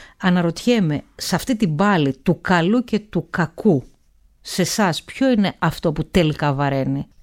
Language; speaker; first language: Greek; native; Greek